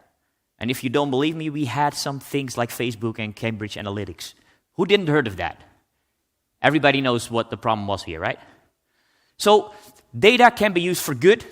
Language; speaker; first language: English; non-native, fluent; Dutch